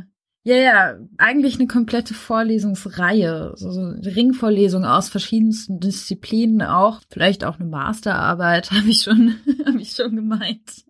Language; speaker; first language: German; native; German